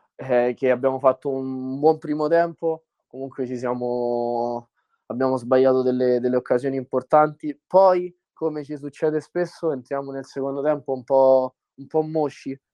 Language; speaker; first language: Italian; native; Italian